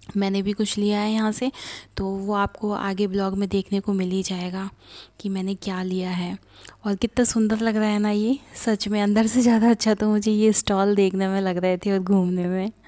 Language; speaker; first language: Hindi; native; Hindi